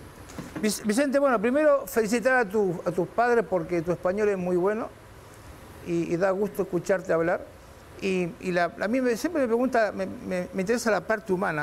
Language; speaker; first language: Spanish; native; Spanish